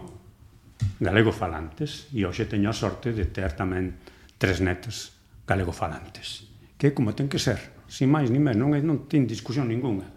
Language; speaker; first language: Galician; non-native, local second language; Spanish